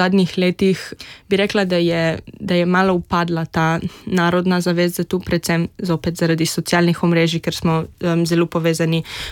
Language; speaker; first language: Slovenian; native; Slovenian